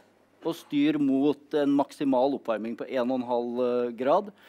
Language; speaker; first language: Norwegian; native; Norwegian